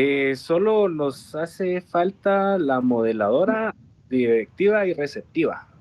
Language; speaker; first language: Spanish; native; Spanish